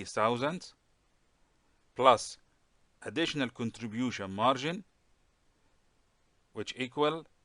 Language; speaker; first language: English; non-native, local second language; Arabic